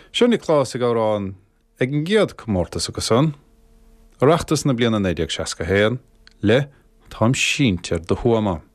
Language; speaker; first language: Irish; native; Irish